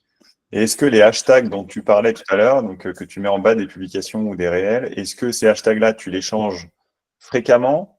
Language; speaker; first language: French; native; French